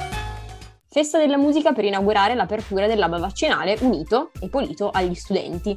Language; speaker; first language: Italian; native; Italian